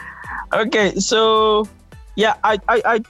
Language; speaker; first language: English; non-native, local second language; Zulu